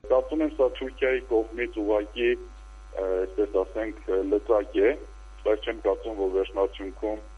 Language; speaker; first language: Armenian; native; Armenian